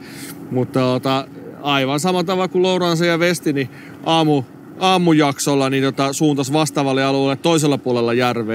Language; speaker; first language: Finnish; native; Finnish